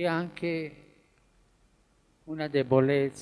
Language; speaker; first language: Italian; non-native, fluent; Spanish